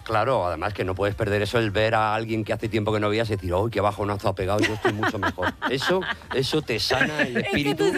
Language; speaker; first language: Spanish; native; Spanish